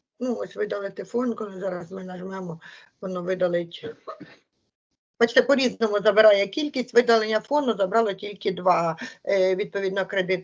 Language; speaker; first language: Ukrainian; native; Ukrainian